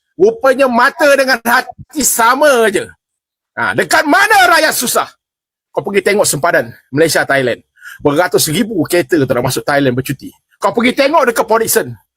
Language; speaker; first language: Malay; native; Malay